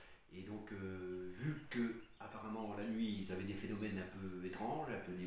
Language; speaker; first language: French; native; French